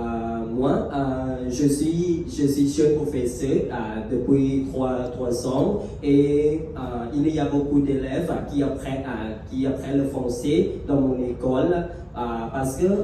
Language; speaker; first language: French; non-native, fluent; Thai